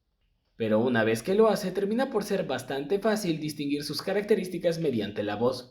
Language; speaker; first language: Spanish; native; Spanish